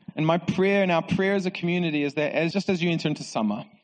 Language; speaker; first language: English; native; English